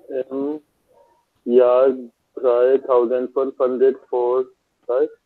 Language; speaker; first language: German; non-native, learner; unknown